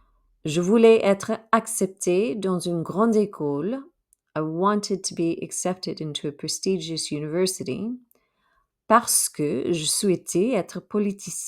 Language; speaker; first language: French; non-native, fluent; English